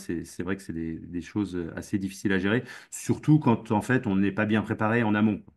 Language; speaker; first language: French; native; French